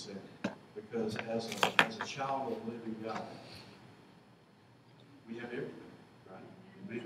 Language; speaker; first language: English; native; English